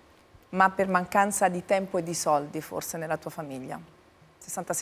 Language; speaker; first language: Italian; native; Italian